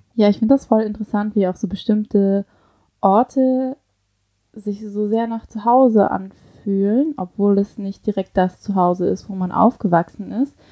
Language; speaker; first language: German; early bilingual, other home language; Chinese